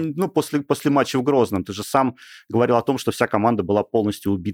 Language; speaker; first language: Russian; native; Russian